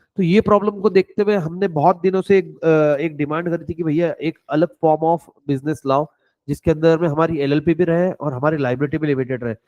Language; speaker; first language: Hindi; native; Hindi